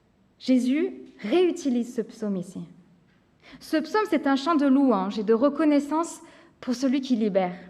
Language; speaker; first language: French; native; French